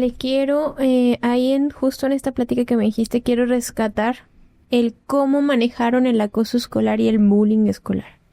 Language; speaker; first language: Spanish; native; Spanish